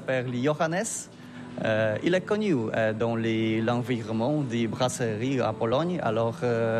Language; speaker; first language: French; non-native, learner; Polish